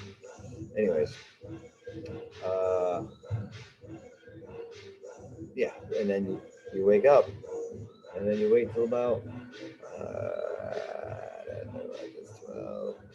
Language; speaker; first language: English; native; English